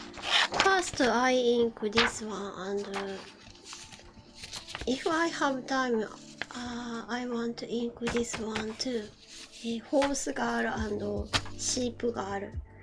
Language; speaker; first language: English; non-native, learner; Japanese